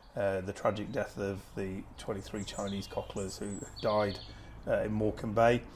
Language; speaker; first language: English; native; English